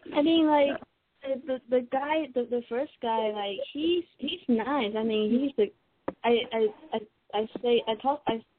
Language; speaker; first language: English; non-native, fluent; Chinese